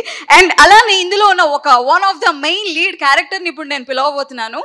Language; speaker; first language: Telugu; native; Telugu